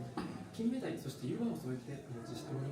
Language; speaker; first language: Japanese; native; Japanese